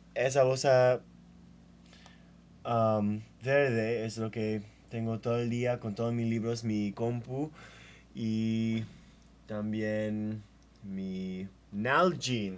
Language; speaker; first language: Spanish; non-native, fluent; English